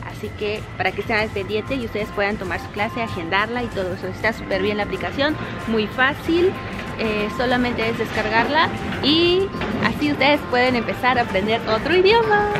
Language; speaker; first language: Spanish; native; Spanish